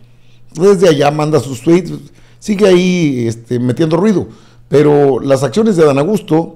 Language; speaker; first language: Spanish; native; Spanish